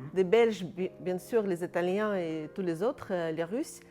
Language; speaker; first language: French; non-native, fluent; Russian